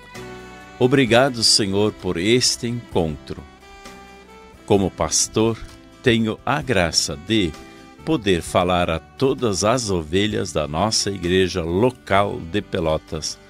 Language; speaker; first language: Portuguese; native; Portuguese